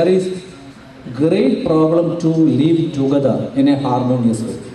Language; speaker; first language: English; non-native, local second language; Malayalam